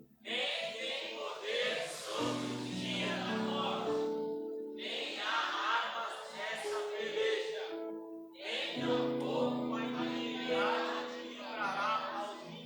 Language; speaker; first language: Portuguese; native; Portuguese